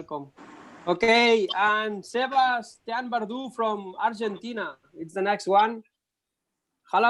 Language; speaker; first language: English; non-native, learner; Spanish